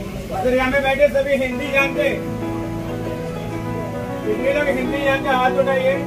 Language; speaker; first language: Hindi; non-native, local second language; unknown